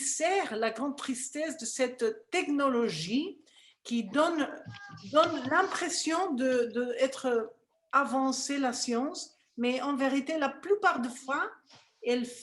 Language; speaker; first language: French; non-native, fluent; Spanish